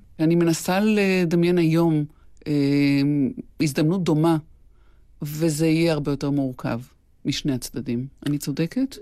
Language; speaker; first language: Hebrew; native; Hebrew